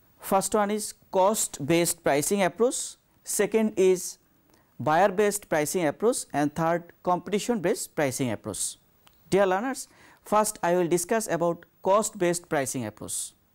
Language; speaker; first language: English; non-native, local second language; Bangla